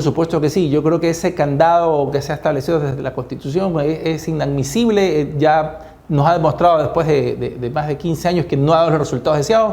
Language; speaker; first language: Spanish; native; Spanish